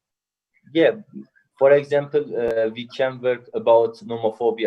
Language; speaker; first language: English; non-native, learner; Turkish